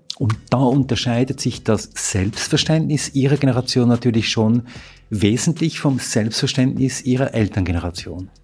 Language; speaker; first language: German; native; German